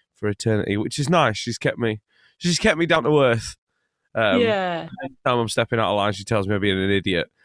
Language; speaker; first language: English; native; English